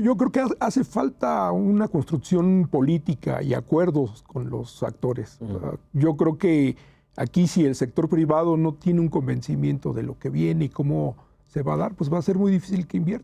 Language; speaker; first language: Spanish; native; Spanish